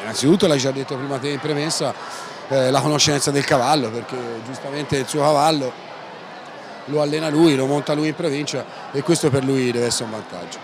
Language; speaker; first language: Italian; native; Italian